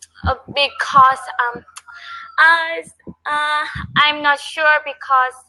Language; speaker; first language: English; non-native, learner; Vietnamese